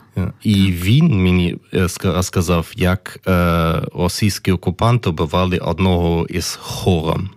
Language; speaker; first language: Ukrainian; early bilingual, heritage; German